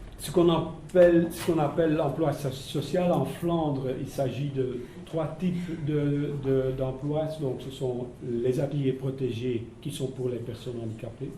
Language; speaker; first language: French; non-native, local second language; Dutch